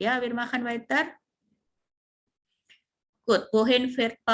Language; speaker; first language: German; non-native, fluent; Indonesian